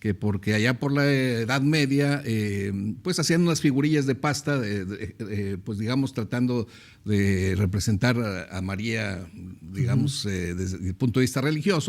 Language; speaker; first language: Spanish; native; Spanish